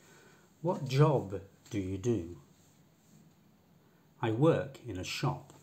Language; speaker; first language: English; non-native, fluent; Polish